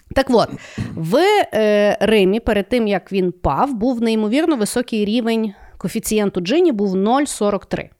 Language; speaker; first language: Ukrainian; non-native, local second language; Russian